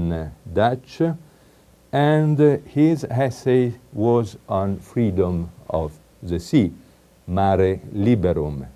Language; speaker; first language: English; non-native, fluent; Italian